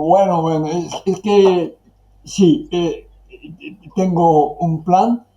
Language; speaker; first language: Spanish; non-native, fluent; Japanese